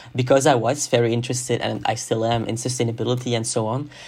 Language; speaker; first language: English; non-native, fluent; Dutch